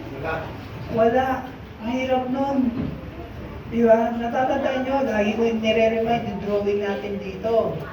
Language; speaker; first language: Filipino; native; Filipino